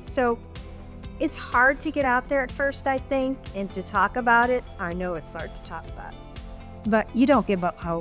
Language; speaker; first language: English; native; English